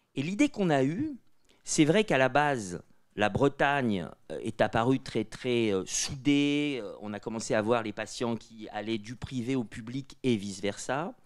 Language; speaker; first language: French; native; French